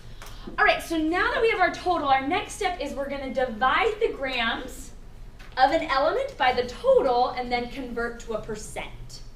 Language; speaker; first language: English; native; English